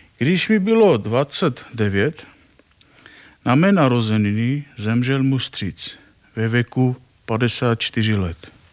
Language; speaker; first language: Czech; non-native, fluent; Armenian